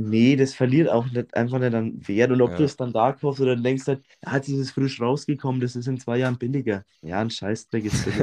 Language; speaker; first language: German; native; German